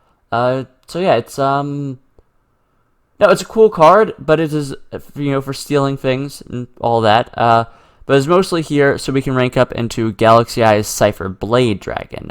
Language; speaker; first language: English; native; English